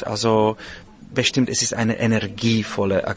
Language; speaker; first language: German; non-native, learner; Czech